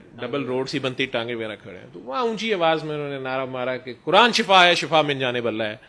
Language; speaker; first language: Urdu; non-native, local second language; Punjabi